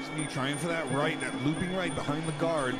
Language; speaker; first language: English; native; English